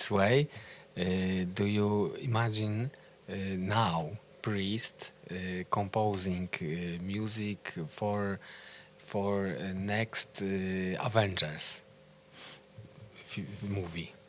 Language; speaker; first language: English; non-native, learner; Polish